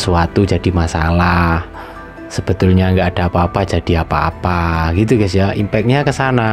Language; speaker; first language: Indonesian; native; Indonesian